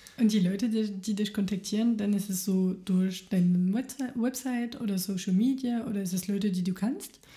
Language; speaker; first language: German; non-native, fluent; French